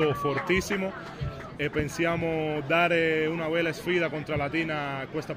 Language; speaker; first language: Italian; non-native, fluent; Spanish